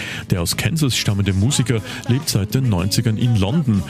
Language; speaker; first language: German; native; German